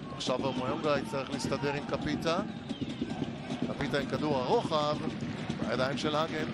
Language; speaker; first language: Hebrew; native; Hebrew